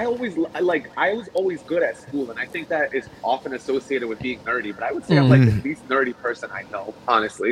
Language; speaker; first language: English; early bilingual, other home language; Spanish